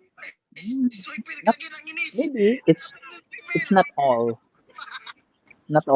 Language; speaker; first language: English; non-native, learner; Filipino